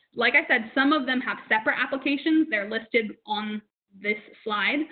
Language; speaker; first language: English; native; English